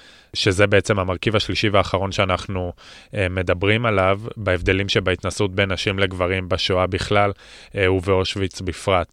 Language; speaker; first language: Hebrew; native; Hebrew